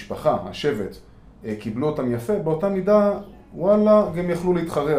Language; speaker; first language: Hebrew; native; Hebrew